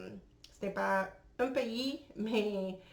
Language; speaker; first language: French; non-native, learner; English